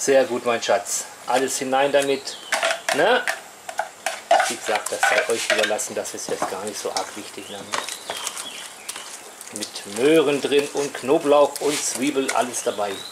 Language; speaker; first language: German; native; German